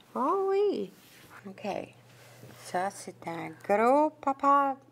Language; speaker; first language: French; native; French